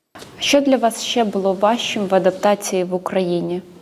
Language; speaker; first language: Ukrainian; native; Ukrainian